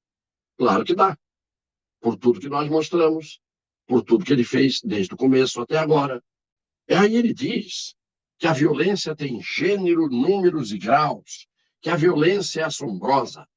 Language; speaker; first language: Portuguese; native; Portuguese